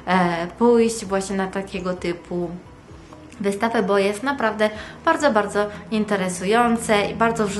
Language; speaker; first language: Polish; non-native, fluent; Italian